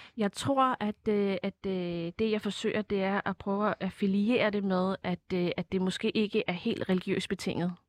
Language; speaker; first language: Danish; early bilingual, other home language; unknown